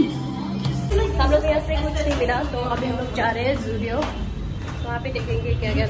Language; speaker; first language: Hindi; non-native, local second language; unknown